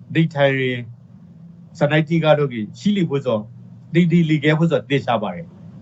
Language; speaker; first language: Burmese; native; Burmese